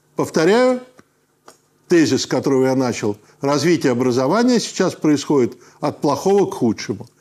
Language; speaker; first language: Russian; native; Russian